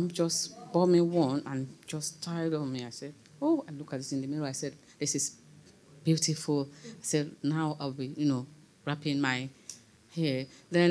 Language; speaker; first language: English; non-native, local second language; Yoruba